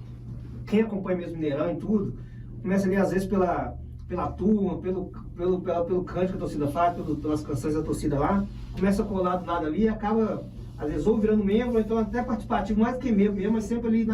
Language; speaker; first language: Portuguese; native; Portuguese